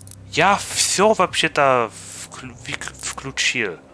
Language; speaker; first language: Russian; early bilingual, heritage; Russian